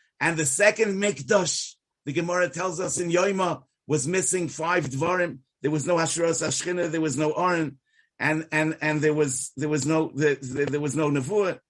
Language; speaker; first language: English; native; English